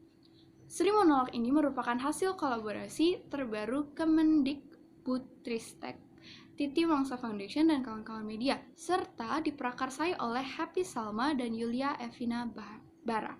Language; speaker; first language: Indonesian; native; Indonesian